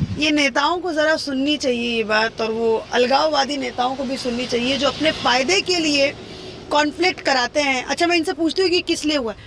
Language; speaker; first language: Hindi; native; Hindi